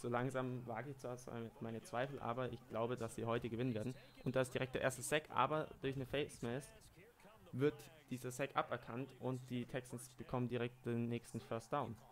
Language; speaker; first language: German; native; German